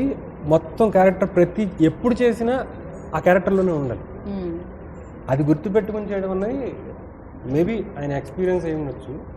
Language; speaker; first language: Telugu; native; Telugu